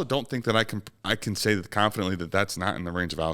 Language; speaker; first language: English; native; English